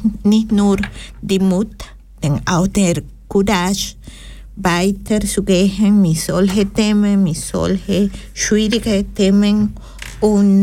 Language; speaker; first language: German; non-native, learner; Spanish